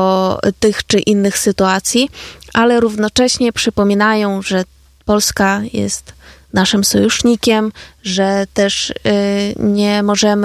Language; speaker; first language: Polish; non-native, fluent; Ukrainian